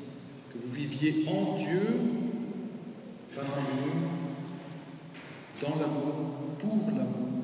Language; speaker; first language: French; native; French